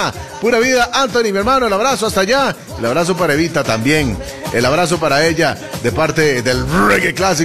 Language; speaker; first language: Spanish; native; Spanish